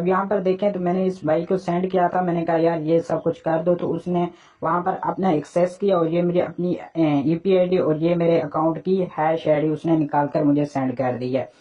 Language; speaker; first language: Urdu; non-native, local second language; Punjabi